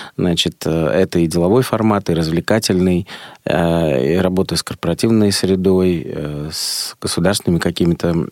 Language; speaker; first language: Russian; native; Russian